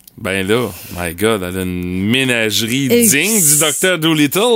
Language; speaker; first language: French; native; French